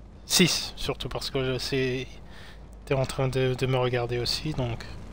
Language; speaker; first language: French; non-native, local second language; Arabic